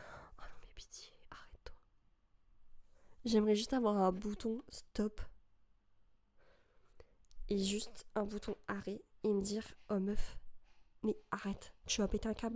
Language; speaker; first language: French; native; French